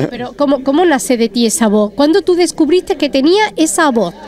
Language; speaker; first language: Spanish; native; Spanish